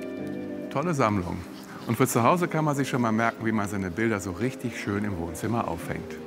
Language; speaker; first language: German; native; German